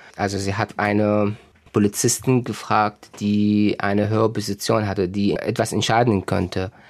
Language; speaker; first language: German; non-native, fluent; Arabic